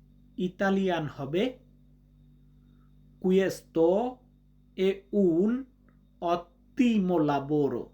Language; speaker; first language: Italian; non-native, learner; Bangla